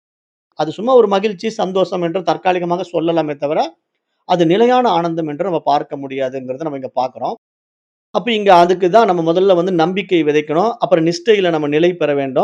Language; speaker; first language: Tamil; native; Tamil